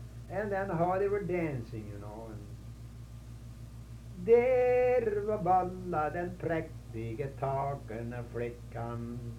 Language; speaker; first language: English; non-native, fluent; Swedish